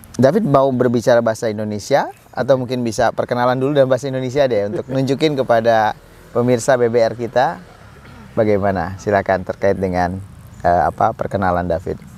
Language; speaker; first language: Indonesian; native; Indonesian